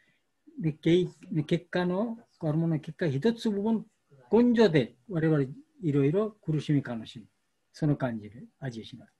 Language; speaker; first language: Japanese; non-native, fluent; Bangla